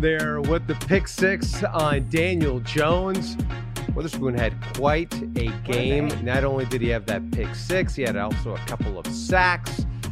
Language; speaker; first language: English; native; English